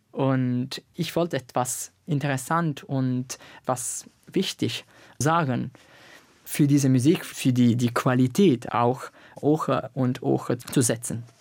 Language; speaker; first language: German; non-native, learner; Italian